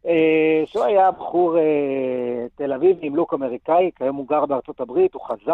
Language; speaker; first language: Hebrew; native; Hebrew